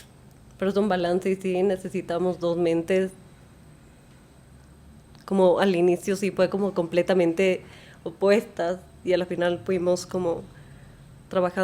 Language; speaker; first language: Spanish; native; Spanish